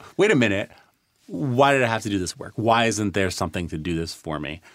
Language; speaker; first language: English; native; English